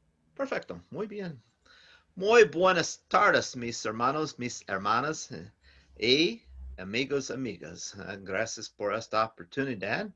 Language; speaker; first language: Spanish; non-native, learner; English